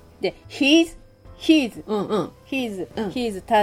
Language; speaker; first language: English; non-native, learner; Japanese